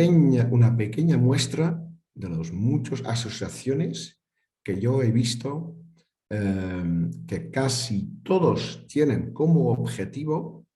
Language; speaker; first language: Spanish; non-native, fluent; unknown